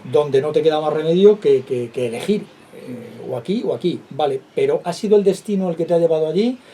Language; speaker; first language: Spanish; native; Spanish